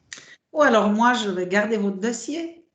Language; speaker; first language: French; native; French